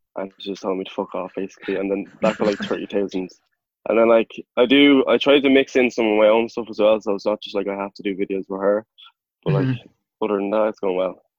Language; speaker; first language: English; native; English